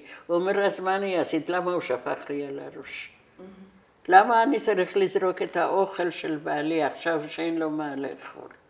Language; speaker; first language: Hebrew; non-native, fluent; Persian